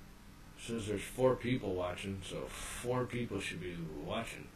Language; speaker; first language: English; native; English